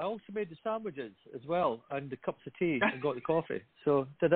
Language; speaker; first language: English; native; English